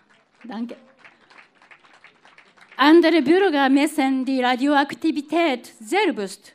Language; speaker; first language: German; non-native, fluent; Japanese